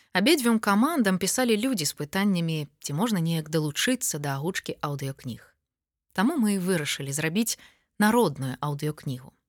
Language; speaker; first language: Belarusian; native; Belarusian